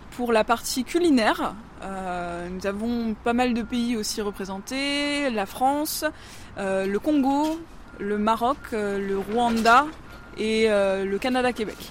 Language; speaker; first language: French; native; French